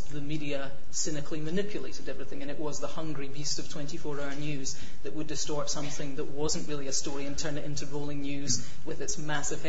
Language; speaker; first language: English; native; English